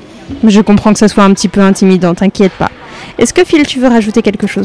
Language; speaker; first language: French; native; French